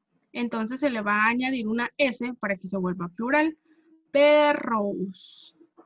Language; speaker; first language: Spanish; non-native, fluent; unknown